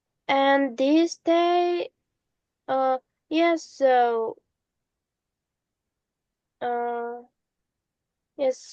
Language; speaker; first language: English; non-native, learner; Korean